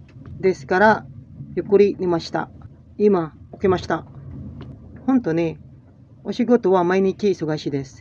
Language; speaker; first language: Japanese; non-native, learner; Filipino